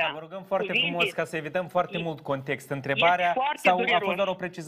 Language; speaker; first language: Romanian; native; Romanian